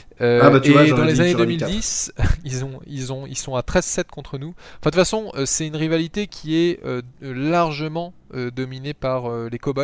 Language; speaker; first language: French; native; French